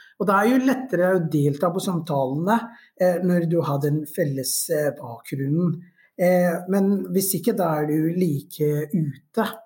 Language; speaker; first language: Norwegian; non-native, fluent; Somali